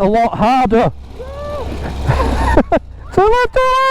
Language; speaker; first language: English; native; English